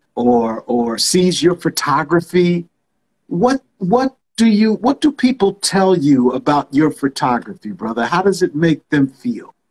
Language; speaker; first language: English; native; English